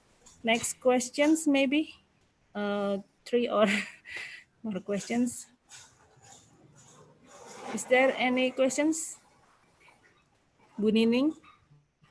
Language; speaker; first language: English; non-native, fluent; Indonesian